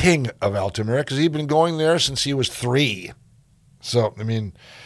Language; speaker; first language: English; native; English